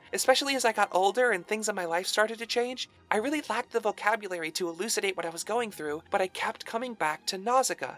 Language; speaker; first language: English; native; English